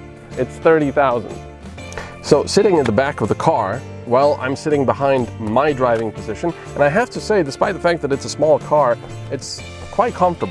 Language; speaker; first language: English; non-native, fluent; Slovenian